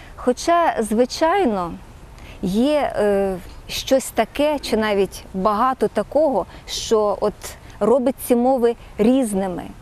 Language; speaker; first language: Ukrainian; native; Ukrainian